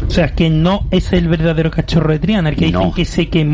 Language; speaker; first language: Spanish; native; Spanish